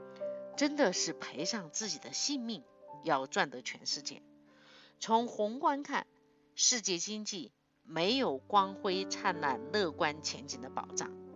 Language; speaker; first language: Chinese; native; Chinese